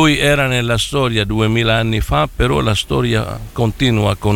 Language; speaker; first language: Italian; non-native, fluent; Arabic